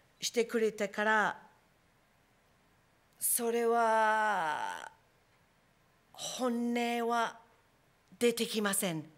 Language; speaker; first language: Japanese; non-native, fluent; English